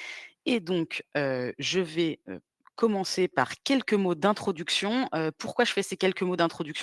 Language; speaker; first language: French; native; French